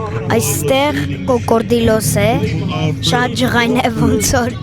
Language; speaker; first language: Armenian; early bilingual, heritage; Armenian